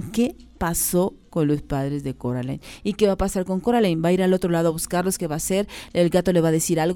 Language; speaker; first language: Spanish; native; Spanish